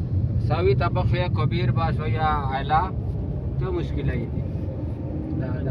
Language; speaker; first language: Arabic; non-native, learner; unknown